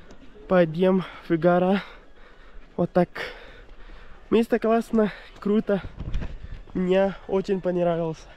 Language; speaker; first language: Russian; non-native, learner; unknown